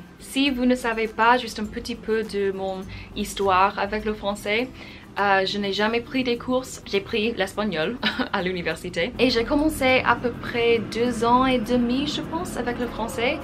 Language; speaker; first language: French; non-native, fluent; English